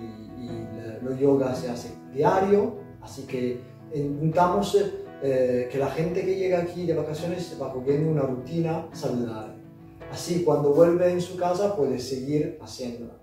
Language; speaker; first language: Spanish; non-native, learner; Italian